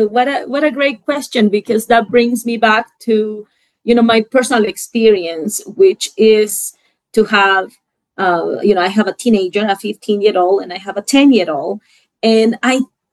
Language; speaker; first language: English; non-native, fluent; Spanish